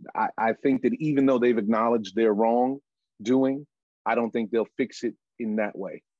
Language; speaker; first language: English; native; English